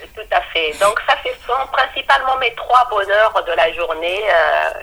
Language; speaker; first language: French; non-native, local second language; Lingala